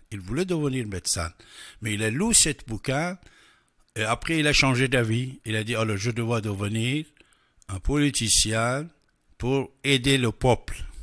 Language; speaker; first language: French; non-native, fluent; Persian